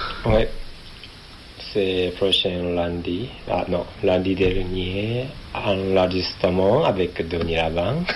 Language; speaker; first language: French; non-native, learner; Japanese